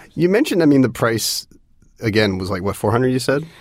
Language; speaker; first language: English; native; English